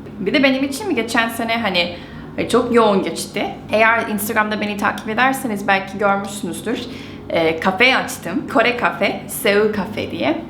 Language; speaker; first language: Turkish; non-native, fluent; Korean